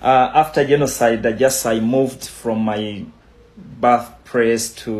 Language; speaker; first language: English; non-native, local second language; Kinyarwanda